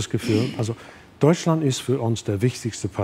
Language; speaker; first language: German; non-native, fluent; English